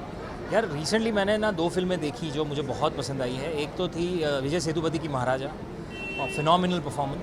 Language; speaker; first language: Hindi; native; Hindi